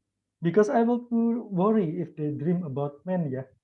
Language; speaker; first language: English; non-native, learner; Indonesian